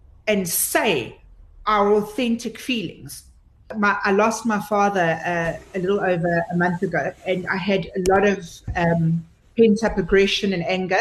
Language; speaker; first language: English; native; English